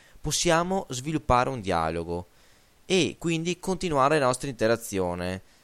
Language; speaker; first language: Italian; native; Italian